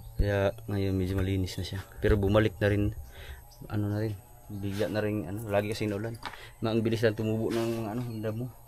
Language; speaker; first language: Filipino; non-native, local second language; Cebuano